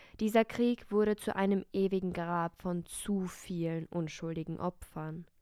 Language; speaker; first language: German; early bilingual, other home language; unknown